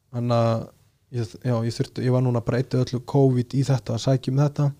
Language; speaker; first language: Icelandic; early bilingual, other home language; Portuguese